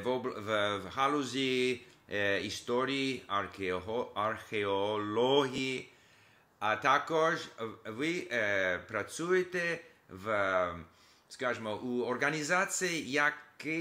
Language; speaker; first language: Ukrainian; non-native, learner; English